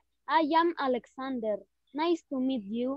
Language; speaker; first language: English; non-native, learner; Spanish